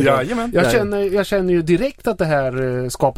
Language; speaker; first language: Swedish; native; Swedish